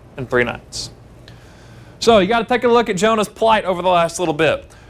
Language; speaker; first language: English; native; English